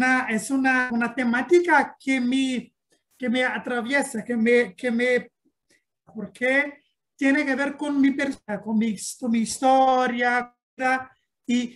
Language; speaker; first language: Spanish; non-native, learner; Portuguese